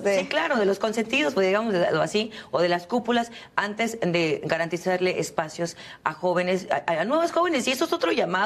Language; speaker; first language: Spanish; native; Spanish